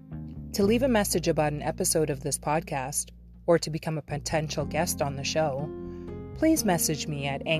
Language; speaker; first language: English; native; English